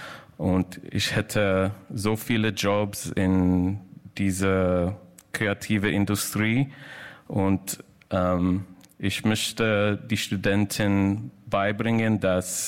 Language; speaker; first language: German; non-native, learner; English